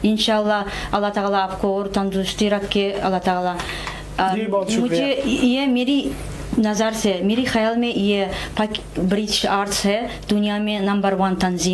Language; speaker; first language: Hindi; non-native, fluent; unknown